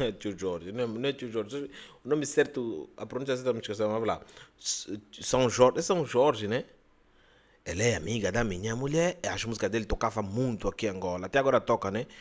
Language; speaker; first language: Portuguese; native; Portuguese